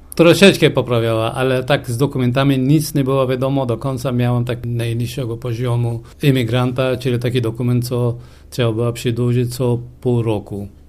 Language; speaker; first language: Polish; non-native, fluent; Persian